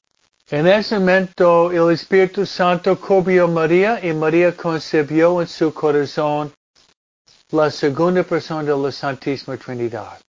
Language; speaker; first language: Spanish; non-native, fluent; English